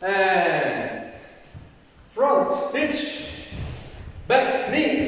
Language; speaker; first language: English; non-native, learner; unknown